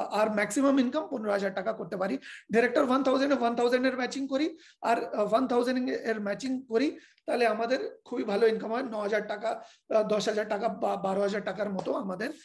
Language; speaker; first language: Bangla; non-native, fluent; Hindi